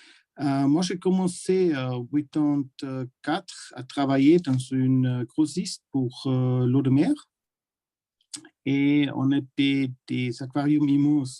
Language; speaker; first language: French; non-native, learner; German